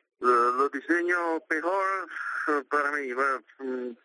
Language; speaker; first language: Spanish; non-native, learner; Italian